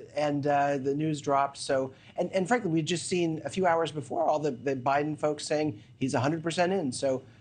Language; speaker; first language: English; native; English